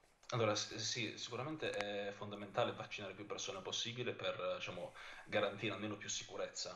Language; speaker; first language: Italian; native; Italian